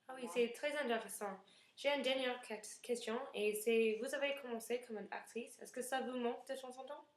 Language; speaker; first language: French; non-native, learner; English